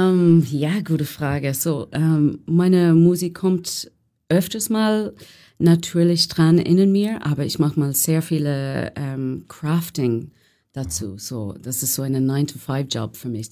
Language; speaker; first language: German; non-native, learner; English